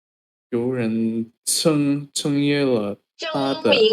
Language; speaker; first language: Chinese; non-native, learner; Indonesian